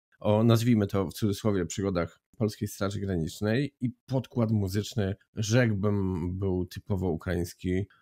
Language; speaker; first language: Polish; native; Polish